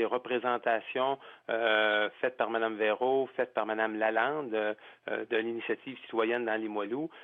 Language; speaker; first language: French; native; French